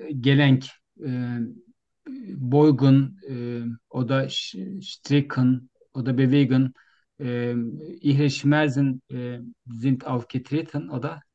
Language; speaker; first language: German; non-native, learner; Turkish